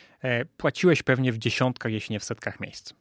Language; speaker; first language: Polish; native; Polish